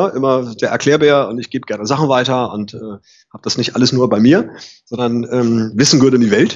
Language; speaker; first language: German; native; German